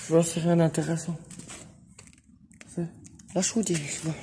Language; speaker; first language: French; native; French